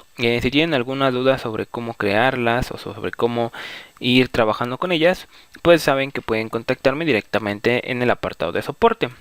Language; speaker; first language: Spanish; native; Spanish